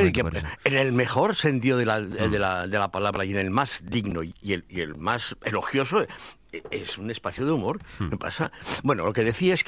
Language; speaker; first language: Spanish; native; Spanish